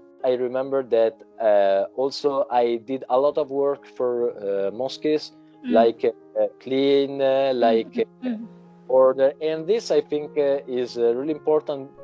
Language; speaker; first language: English; non-native, learner; Italian